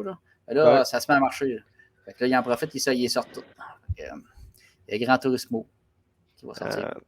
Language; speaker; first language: French; native; French